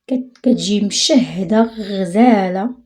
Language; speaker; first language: Arabic; native; Arabic